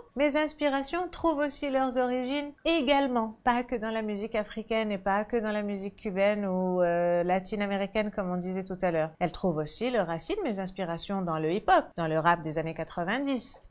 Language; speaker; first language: French; non-native, local second language; Arabic